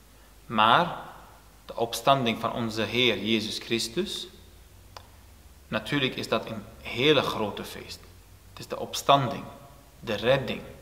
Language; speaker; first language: Dutch; non-native, fluent; Turoyo